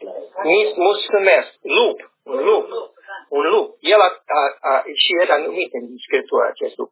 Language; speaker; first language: Romanian; non-native, learner; English